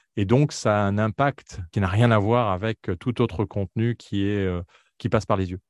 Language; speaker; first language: French; native; French